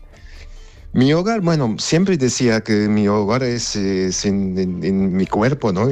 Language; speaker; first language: Spanish; non-native, fluent; Armenian